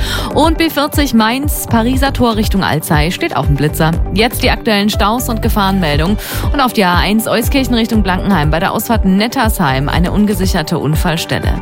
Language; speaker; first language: German; native; German